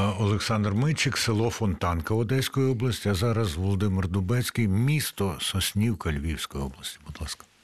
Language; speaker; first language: Ukrainian; native; Ukrainian